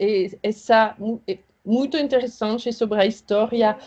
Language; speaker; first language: Portuguese; non-native, fluent; French